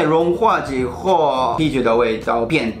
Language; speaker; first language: Chinese; non-native, fluent; Japanese